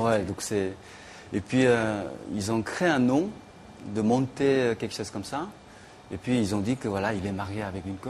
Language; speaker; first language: French; non-native, fluent; Korean